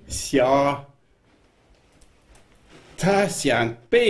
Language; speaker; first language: Chinese; non-native, fluent; German